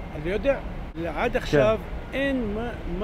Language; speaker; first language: Hebrew; non-native, local second language; Arabic